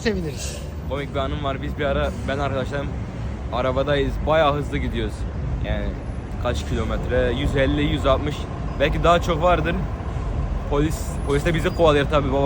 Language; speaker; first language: Turkish; early bilingual, heritage; Turkish